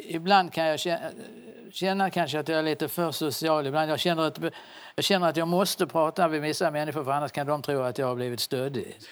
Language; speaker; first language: Swedish; native; Swedish